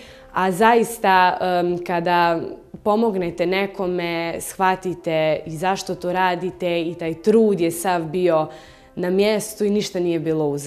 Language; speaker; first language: Croatian; native; Croatian